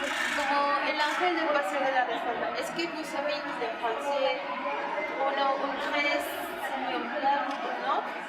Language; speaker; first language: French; non-native, learner; Spanish